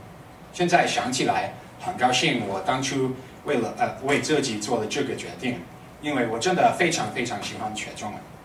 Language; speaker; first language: Chinese; non-native, fluent; English